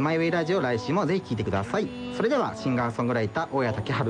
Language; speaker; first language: Japanese; native; Japanese